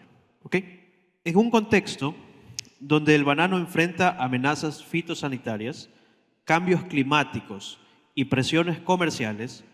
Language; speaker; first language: Spanish; native; Spanish